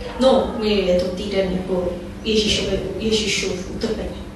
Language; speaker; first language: Czech; non-native, fluent; Korean